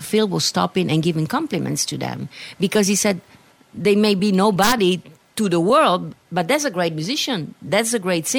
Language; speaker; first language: English; non-native, fluent; Italian